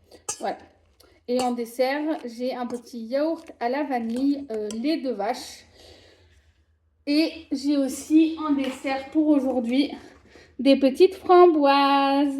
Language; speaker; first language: French; native; French